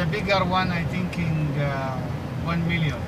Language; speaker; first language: English; non-native, learner; Arabic